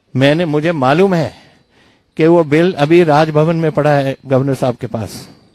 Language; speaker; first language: Hindi; non-native, local second language; Punjabi